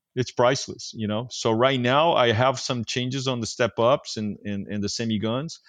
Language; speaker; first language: English; non-native, fluent; Portuguese